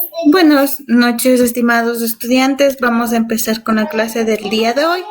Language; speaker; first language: Spanish; native; Spanish